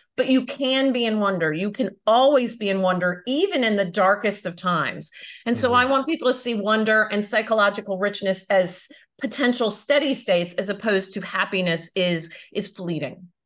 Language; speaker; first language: English; native; English